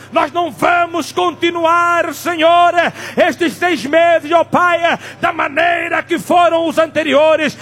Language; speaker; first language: Portuguese; non-native, local second language; Tsonga